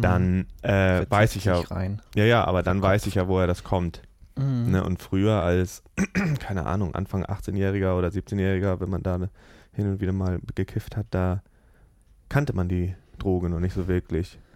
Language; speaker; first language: German; native; German